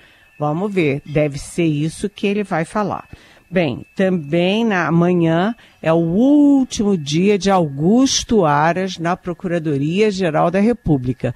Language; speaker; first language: Portuguese; native; Portuguese